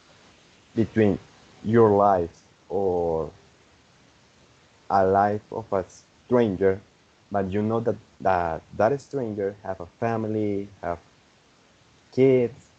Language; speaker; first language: English; non-native, fluent; Spanish